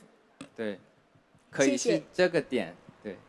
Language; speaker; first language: Chinese; non-native, learner; Thai